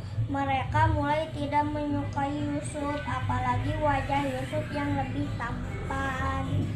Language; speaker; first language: Indonesian; native; Indonesian